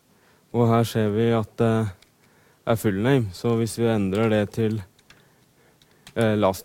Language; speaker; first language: Norwegian; native; Norwegian